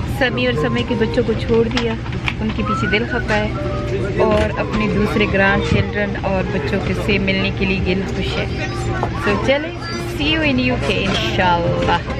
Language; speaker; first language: Urdu; non-native, local second language; Pashto